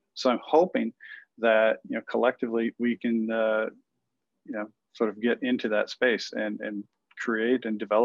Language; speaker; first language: English; native; English